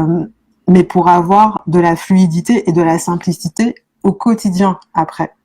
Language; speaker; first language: French; native; French